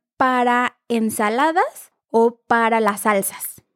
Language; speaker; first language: Spanish; native; Spanish